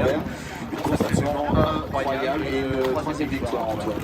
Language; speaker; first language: French; native; French